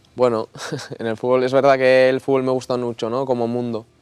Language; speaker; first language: Spanish; native; Spanish